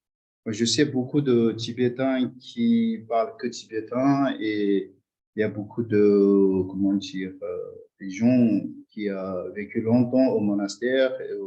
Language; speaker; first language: French; non-native, fluent; Tibetan